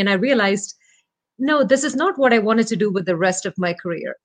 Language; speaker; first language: English; non-native, local second language; Malayalam